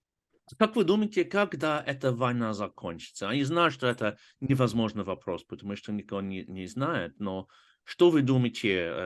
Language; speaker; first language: Russian; non-native, fluent; English